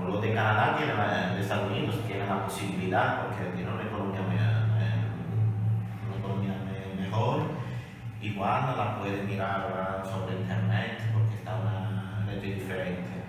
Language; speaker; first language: Spanish; non-native, learner; Italian